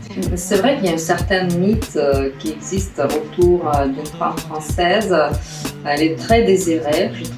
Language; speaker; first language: French; non-native, fluent; Russian